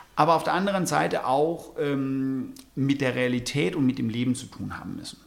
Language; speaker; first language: German; non-native, fluent; Danish